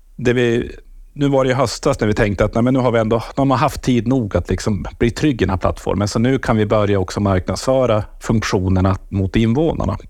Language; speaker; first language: Swedish; native; Swedish